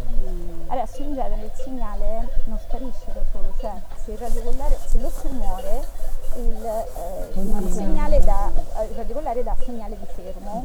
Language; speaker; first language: Italian; native; Italian